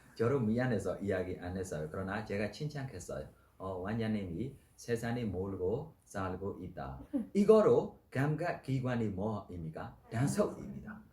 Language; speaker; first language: Korean; non-native, learner; Burmese